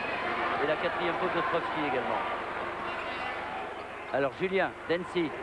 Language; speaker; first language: French; native; French